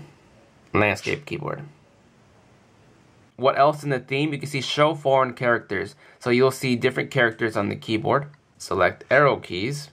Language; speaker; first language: English; native; English